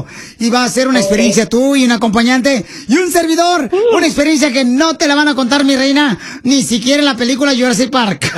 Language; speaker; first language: Spanish; native; Spanish